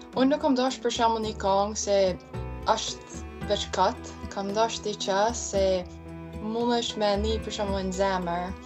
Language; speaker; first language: Albanian; early bilingual, heritage; Albanian